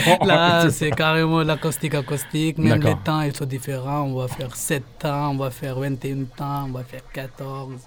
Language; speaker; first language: French; non-native, fluent; Hindi